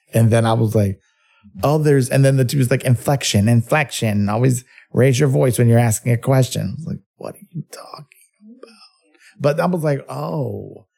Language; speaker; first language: English; early bilingual, other home language; Spanish